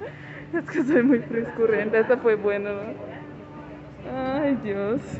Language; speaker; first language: Spanish; non-native, learner; Portuguese